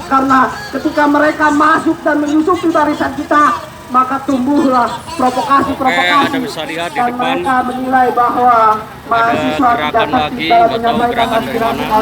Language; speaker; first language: Indonesian; native; Indonesian